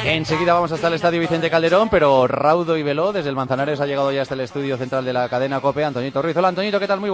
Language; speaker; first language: Spanish; native; Spanish